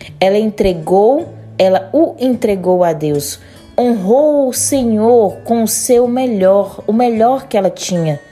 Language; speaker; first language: Portuguese; native; Portuguese